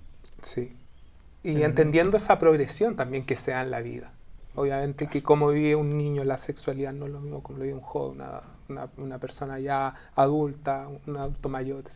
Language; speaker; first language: Spanish; native; Spanish